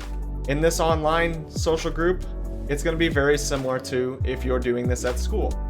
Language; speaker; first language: English; native; English